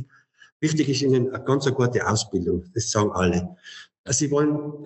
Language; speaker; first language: German; native; German